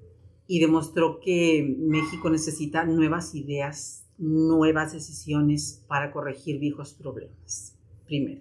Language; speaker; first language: Spanish; native; Spanish